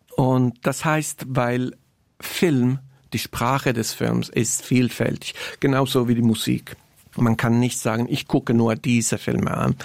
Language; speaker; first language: German; non-native, fluent; Italian